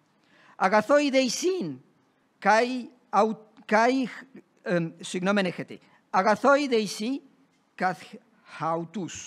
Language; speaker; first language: Greek; non-native, fluent; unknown